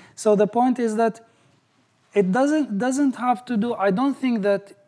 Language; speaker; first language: English; non-native, fluent; Arabic